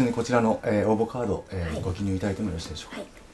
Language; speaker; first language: Japanese; native; Japanese